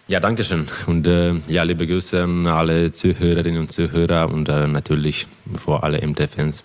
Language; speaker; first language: German; non-native, fluent; Croatian